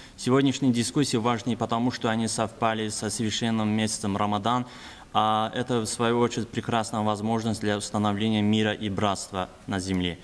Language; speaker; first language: Russian; non-native, local second language; Azerbaijani